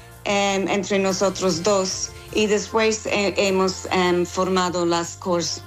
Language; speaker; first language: Spanish; non-native, learner; English